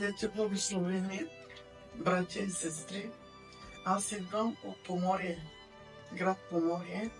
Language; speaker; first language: Bulgarian; non-native, local second language; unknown